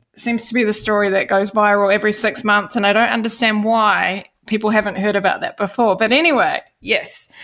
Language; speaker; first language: English; native; English